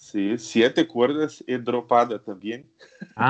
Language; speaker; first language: Spanish; non-native, learner; Portuguese